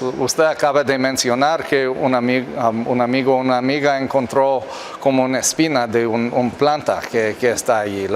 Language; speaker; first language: Spanish; non-native, fluent; English